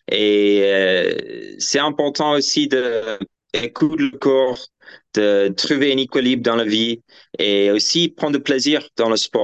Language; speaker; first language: French; non-native, fluent; English